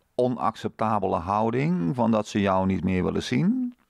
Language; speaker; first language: Dutch; native; Dutch